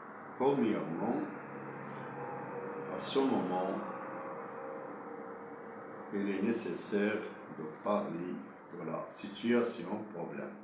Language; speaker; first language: French; non-native, local second language; Arabic